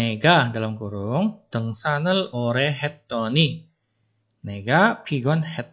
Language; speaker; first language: Korean; non-native, fluent; Indonesian